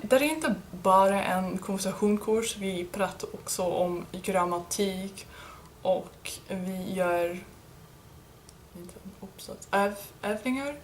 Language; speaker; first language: Swedish; non-native, learner; English